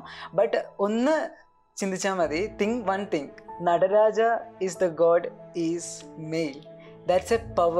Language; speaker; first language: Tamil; non-native, learner; Malayalam